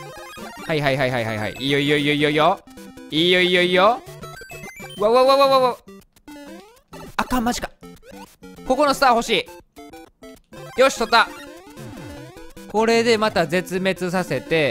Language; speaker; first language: Japanese; native; Japanese